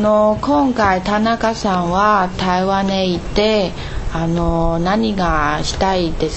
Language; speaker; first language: Japanese; non-native, learner; Chinese